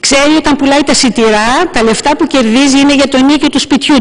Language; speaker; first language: Greek; native; Greek